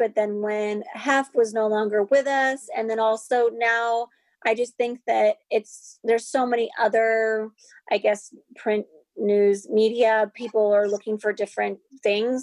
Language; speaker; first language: English; native; English